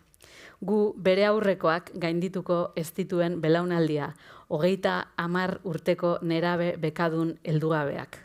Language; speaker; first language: Basque; native; Basque